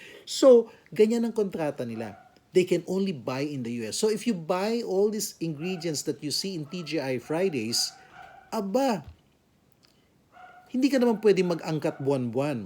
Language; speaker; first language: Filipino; native; Filipino